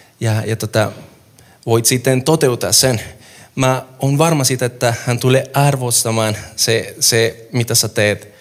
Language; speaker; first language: Finnish; non-native, fluent; Spanish